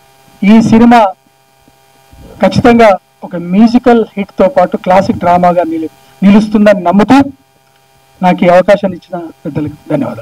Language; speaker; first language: Telugu; native; Telugu